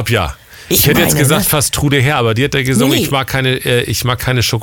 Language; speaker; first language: German; native; German